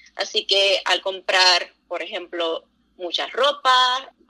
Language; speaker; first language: Spanish; native; Spanish